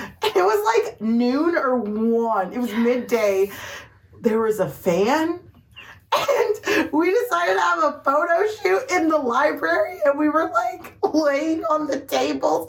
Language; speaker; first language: English; early bilingual, other home language; Spanish